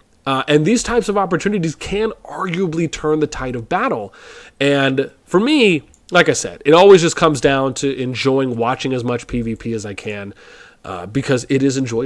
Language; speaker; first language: English; native; English